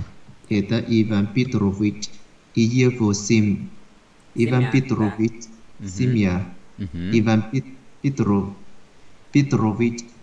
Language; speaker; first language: Russian; non-native, learner; Vietnamese